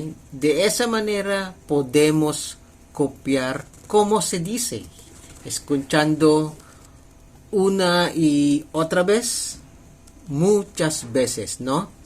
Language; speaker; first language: Spanish; non-native, learner; Filipino